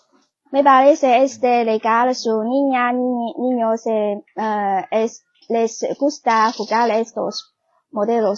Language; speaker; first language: Spanish; non-native, learner; Chinese